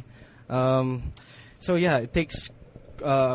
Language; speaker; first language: English; non-native, local second language; Hiligaynon